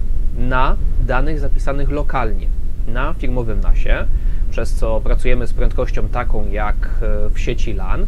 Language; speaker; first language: Polish; native; Polish